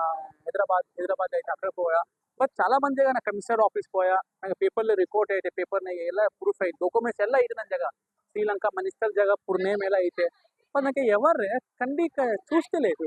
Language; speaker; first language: Telugu; non-native, learner; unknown